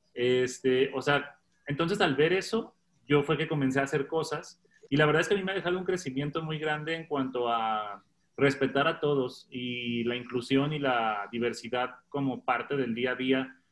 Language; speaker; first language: Spanish; native; Spanish